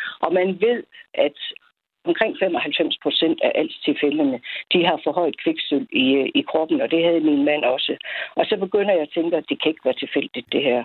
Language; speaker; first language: Danish; native; Danish